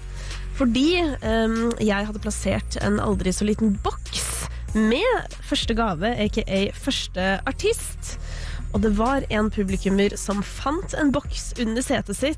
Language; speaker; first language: Norwegian; native; Norwegian